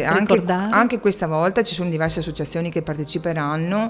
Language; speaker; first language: Italian; native; Italian